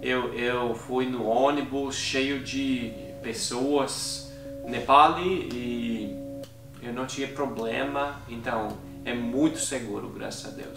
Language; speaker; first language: Portuguese; non-native, fluent; English